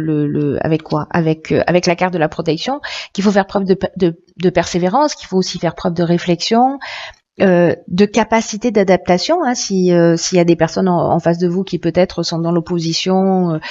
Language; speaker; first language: French; native; French